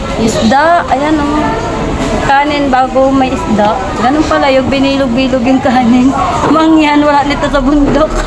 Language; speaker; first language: Filipino; non-native, local second language; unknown